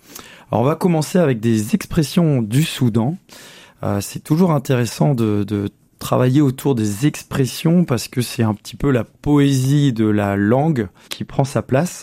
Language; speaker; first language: French; native; French